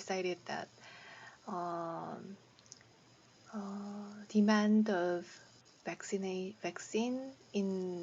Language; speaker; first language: English; non-native, learner; Korean